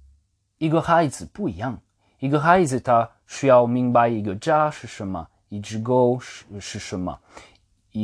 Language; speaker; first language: Chinese; non-native, fluent; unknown